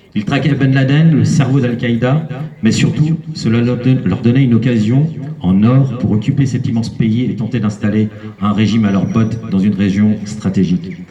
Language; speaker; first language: French; native; French